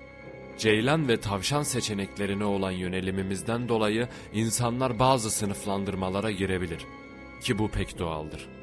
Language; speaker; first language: Turkish; native; Turkish